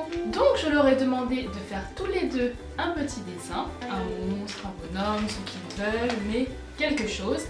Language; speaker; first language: French; native; French